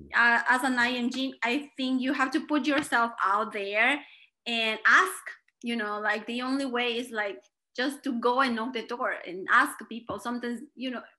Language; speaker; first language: English; non-native, fluent; Spanish